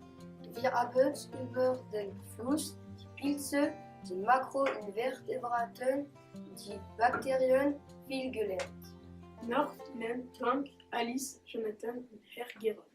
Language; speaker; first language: German; non-native, learner; French